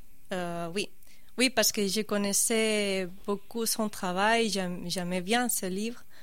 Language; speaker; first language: French; non-native, fluent; Spanish